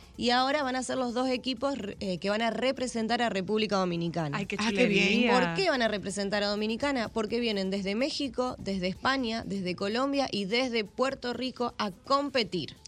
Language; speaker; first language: Spanish; native; Spanish